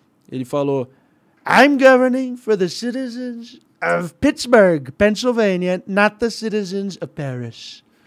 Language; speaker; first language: English; non-native, fluent; Portuguese